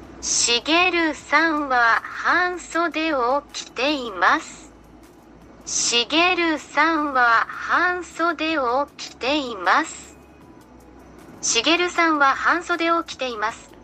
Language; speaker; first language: Japanese; non-native, learner; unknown